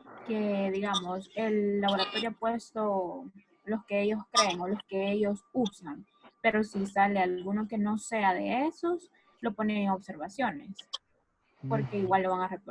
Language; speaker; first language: Spanish; native; Spanish